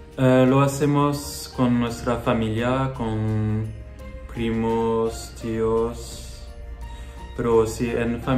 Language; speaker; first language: Spanish; non-native, learner; French